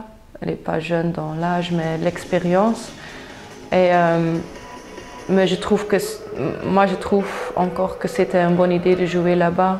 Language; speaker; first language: French; non-native, local second language; Dutch